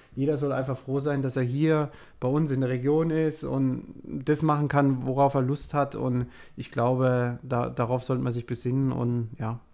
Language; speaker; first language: German; native; German